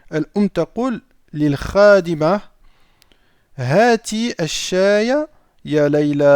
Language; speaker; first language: Arabic; non-native, fluent; French